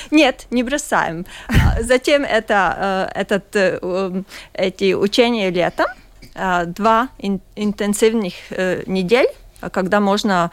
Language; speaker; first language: Russian; non-native, local second language; Latvian